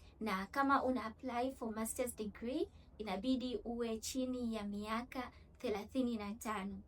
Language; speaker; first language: Swahili; native; Swahili